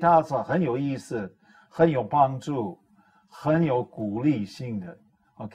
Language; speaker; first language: Chinese; non-native, fluent; English